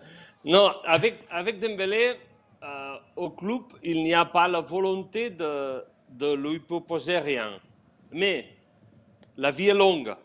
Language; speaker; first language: French; non-native, fluent; Spanish